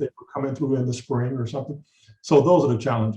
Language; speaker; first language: English; native; English